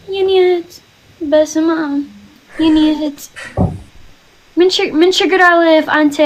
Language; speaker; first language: Amharic; early bilingual, heritage; English